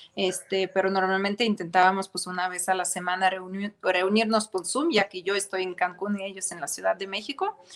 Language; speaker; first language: Spanish; non-native, fluent; Ukrainian